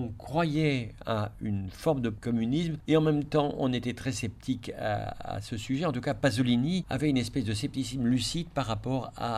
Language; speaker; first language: French; native; French